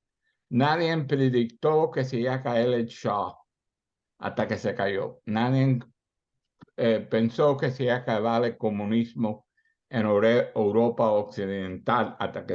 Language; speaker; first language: Spanish; early bilingual, heritage; Spanish